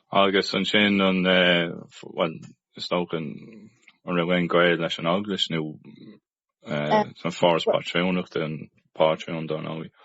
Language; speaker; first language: Irish; non-native, local second language; English